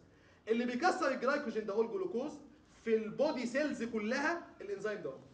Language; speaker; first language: Arabic; native; Arabic